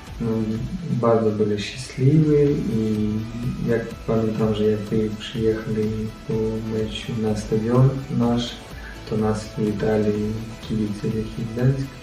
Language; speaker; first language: Polish; non-native, learner; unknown